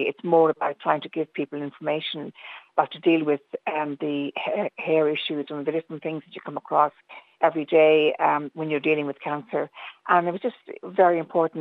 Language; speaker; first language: English; native; English